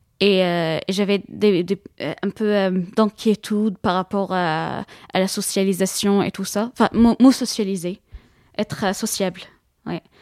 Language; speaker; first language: French; non-native, fluent; Arabic